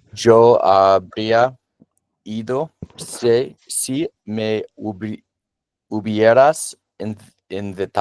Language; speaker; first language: Spanish; non-native, learner; English